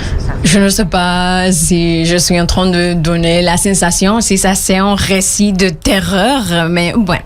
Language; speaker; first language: French; non-native, fluent; Spanish